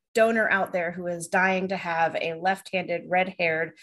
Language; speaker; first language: English; native; English